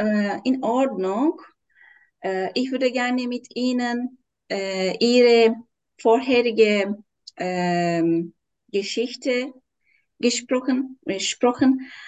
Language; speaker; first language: German; non-native, learner; Turkish